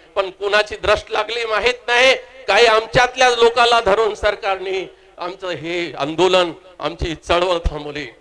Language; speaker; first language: Marathi; non-native, local second language; Lambadi